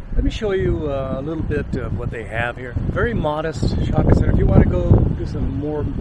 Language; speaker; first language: English; native; English